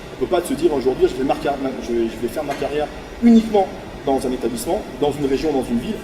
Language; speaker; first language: French; native; French